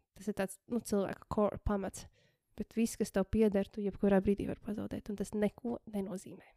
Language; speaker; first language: Latvian; native; Latvian